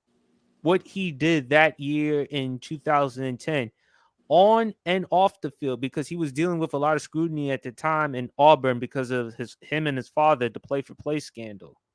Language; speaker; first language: English; native; English